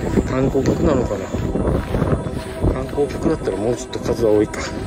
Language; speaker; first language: Japanese; native; Japanese